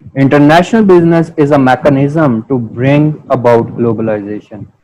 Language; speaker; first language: English; non-native, local second language; Urdu